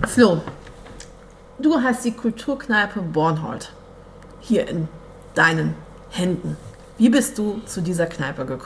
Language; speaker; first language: German; native; German